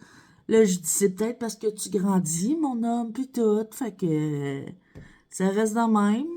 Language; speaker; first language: French; native; French